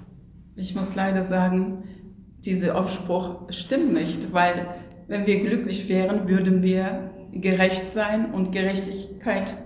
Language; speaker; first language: German; non-native, fluent; Turkish